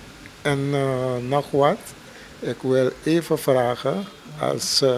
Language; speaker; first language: Dutch; non-native, local second language; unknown